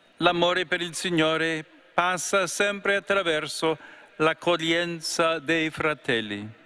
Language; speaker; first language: Italian; non-native, fluent; English